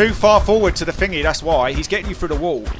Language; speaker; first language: English; native; English